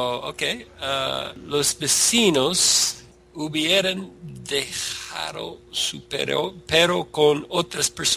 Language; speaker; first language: Spanish; non-native, learner; English